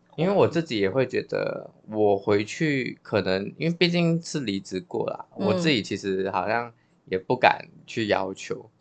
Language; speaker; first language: Chinese; native; Chinese